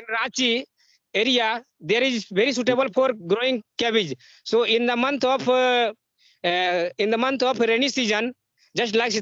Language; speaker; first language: English; non-native, learner; Hindi